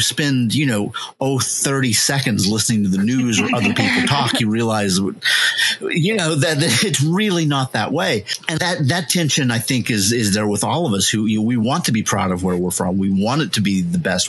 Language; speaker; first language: English; native; English